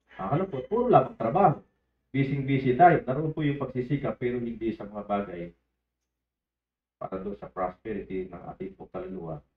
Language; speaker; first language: Filipino; native; Filipino